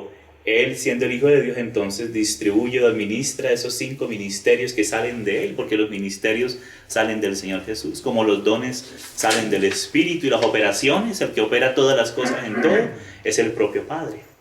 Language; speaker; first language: Spanish; native; Spanish